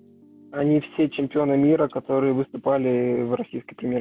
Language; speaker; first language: Russian; native; Russian